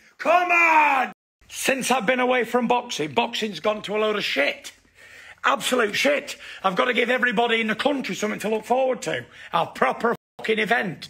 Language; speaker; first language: English; native; English